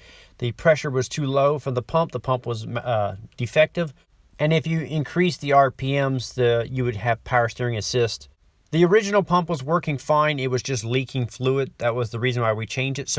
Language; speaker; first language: English; native; English